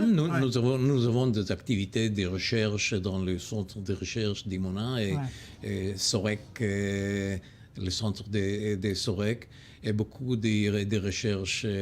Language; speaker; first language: French; non-native, learner; Hebrew